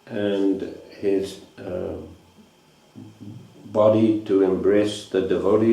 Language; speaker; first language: English; non-native, fluent; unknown